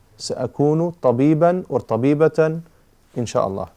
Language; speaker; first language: Arabic; non-native, fluent; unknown